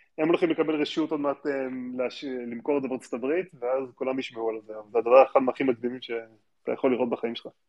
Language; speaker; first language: Hebrew; native; Hebrew